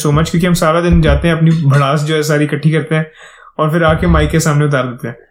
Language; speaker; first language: Hindi; native; Hindi